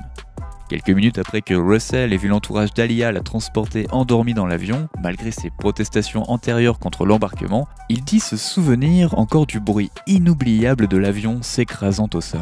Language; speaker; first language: French; native; French